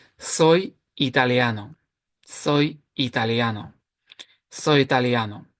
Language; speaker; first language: Spanish; non-native, fluent; Ukrainian